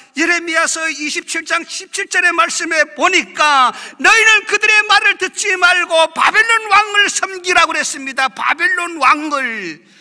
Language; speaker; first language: Korean; native; Korean